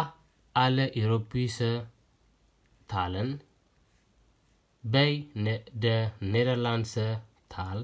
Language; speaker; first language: Dutch; non-native, fluent; Tigrinya